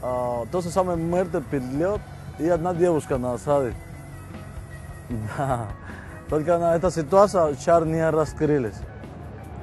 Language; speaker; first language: Russian; non-native, learner; Spanish